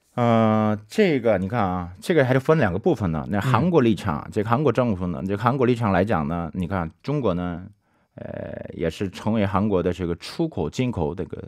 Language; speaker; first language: Chinese; non-native, fluent; Korean